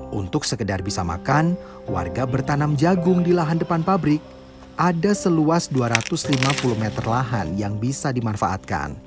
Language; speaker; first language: Indonesian; native; Indonesian